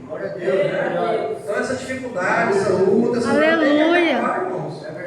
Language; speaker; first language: Portuguese; native; Portuguese